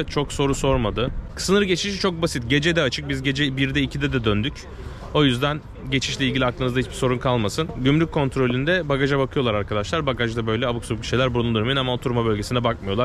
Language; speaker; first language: Turkish; native; Turkish